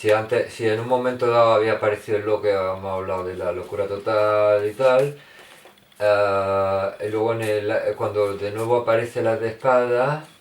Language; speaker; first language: Spanish; early bilingual, heritage; Spanish